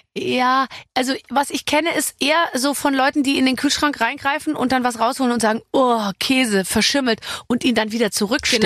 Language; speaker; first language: German; native; German